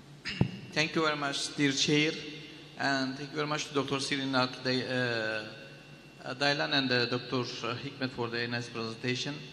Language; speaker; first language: English; non-native, learner; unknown